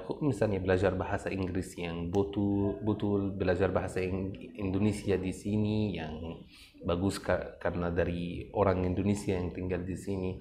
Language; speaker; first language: Indonesian; non-native, fluent; Arabic